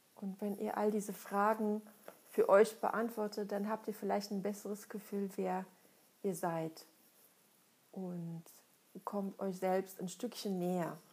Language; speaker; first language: German; non-native, fluent; Russian